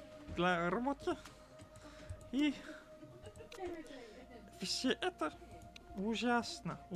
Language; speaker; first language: Russian; non-native, learner; English